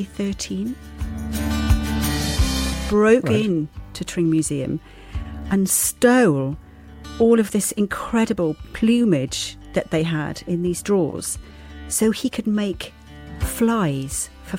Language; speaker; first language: English; native; English